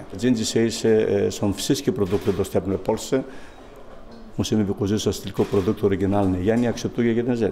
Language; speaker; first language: Polish; non-native, fluent; Greek